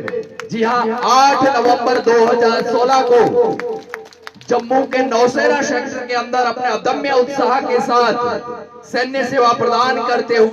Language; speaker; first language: Hindi; native; Hindi